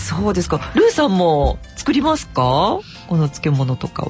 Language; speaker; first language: Japanese; native; Japanese